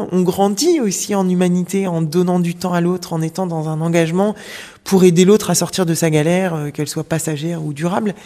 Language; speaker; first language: French; native; French